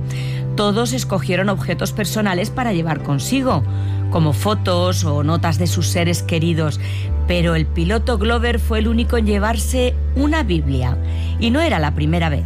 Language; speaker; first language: Spanish; native; Spanish